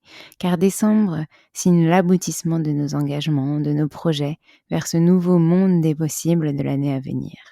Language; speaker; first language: French; native; French